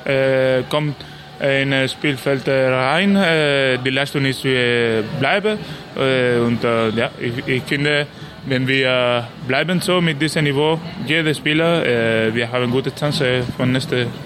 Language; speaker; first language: German; non-native, learner; Spanish